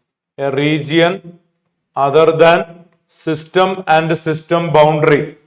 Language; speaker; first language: English; non-native, local second language; Malayalam